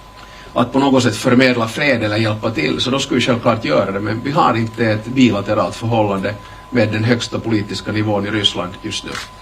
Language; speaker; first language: Swedish; native; Swedish